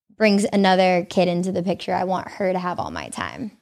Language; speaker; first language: English; early bilingual, other home language; Italian